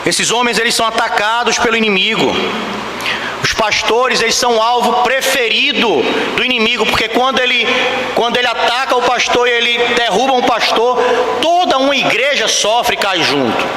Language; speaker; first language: Portuguese; native; Portuguese